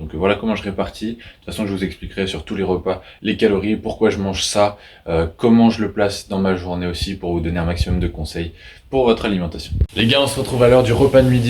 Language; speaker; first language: French; native; French